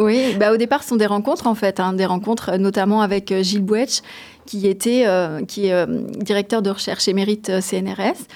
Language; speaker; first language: French; native; French